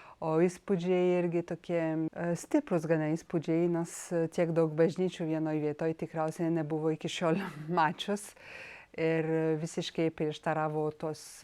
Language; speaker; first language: Lithuanian; non-native, fluent; French